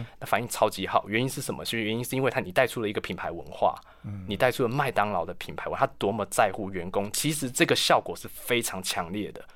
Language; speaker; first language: Chinese; native; Chinese